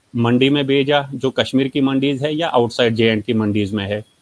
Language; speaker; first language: Hindi; native; Hindi